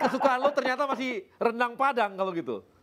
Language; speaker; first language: Indonesian; native; Indonesian